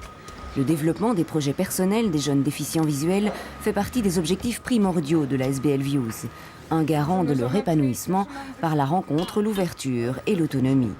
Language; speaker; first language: French; native; French